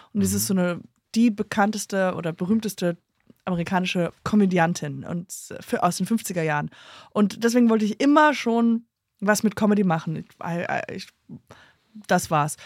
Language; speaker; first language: German; non-native, fluent; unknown